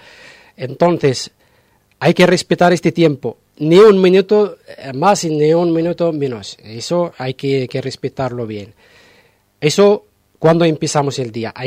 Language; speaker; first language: Spanish; non-native, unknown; Arabic